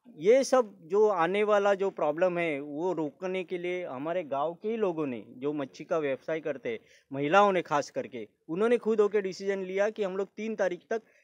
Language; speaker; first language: Hindi; non-native, local second language; Marathi